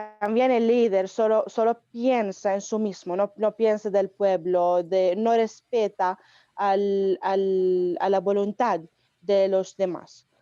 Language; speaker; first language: Spanish; non-native, fluent; Arabic